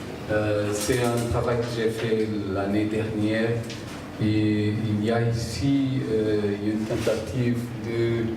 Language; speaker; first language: French; non-native, fluent; Portuguese